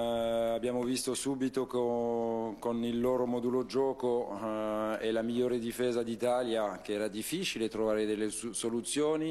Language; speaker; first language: Italian; non-native, fluent; French